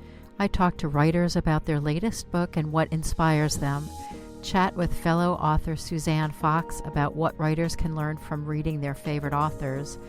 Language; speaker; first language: English; native; English